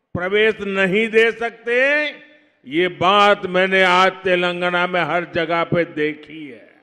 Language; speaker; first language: Hindi; non-native, local second language; Gujarati